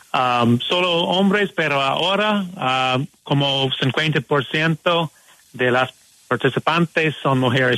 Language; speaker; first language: Spanish; non-native, learner; English